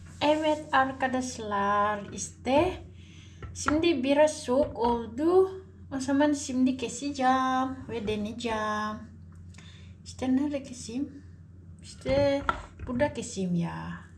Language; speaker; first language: Turkish; non-native, learner; Indonesian